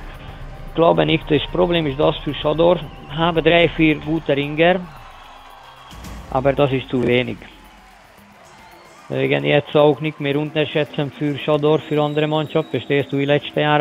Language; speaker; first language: German; non-native, learner; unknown